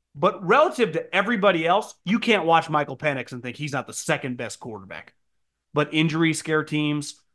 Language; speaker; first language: English; native; English